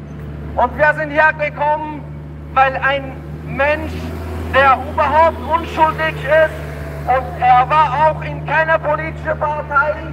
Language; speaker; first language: German; non-native, fluent; Tajik